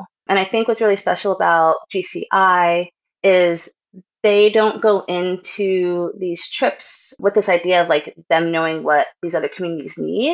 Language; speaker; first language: English; native; English